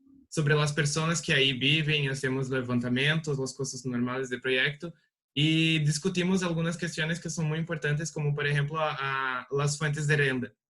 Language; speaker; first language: Spanish; non-native, learner; Portuguese